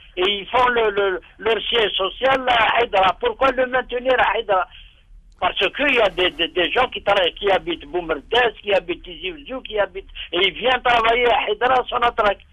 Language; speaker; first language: French; non-native, local second language; Arabic